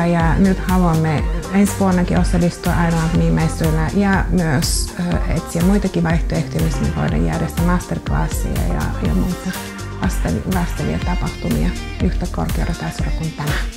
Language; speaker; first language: Finnish; non-native, fluent; Russian